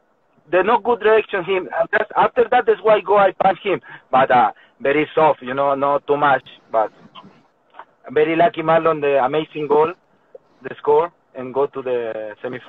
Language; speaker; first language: English; non-native, learner; Spanish